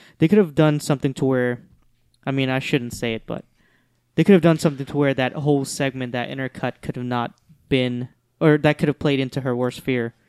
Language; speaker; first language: English; native; English